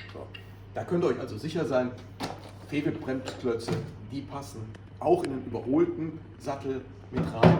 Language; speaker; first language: German; native; German